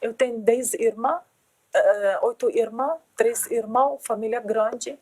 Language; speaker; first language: Portuguese; non-native, learner; Arabic